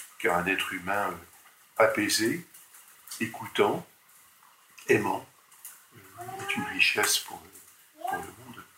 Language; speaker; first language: French; native; French